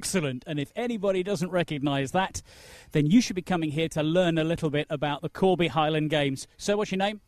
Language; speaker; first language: English; native; English